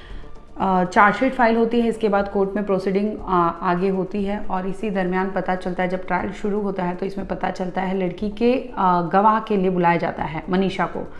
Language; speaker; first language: Hindi; native; Hindi